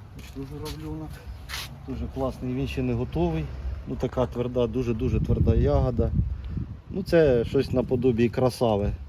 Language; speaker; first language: Ukrainian; native; Ukrainian